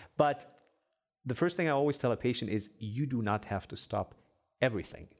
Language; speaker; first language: English; non-native, fluent; Arabic